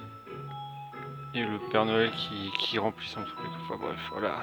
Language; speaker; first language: French; native; French